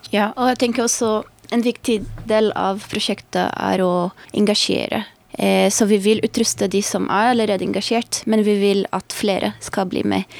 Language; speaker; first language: Norwegian; non-native, fluent; Portuguese